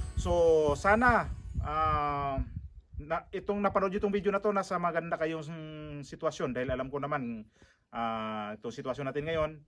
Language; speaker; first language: Filipino; native; Filipino